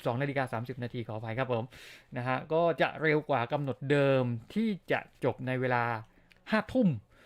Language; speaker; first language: Thai; native; Thai